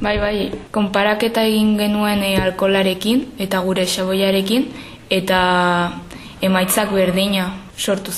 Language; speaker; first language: Basque; non-native, local second language; Spanish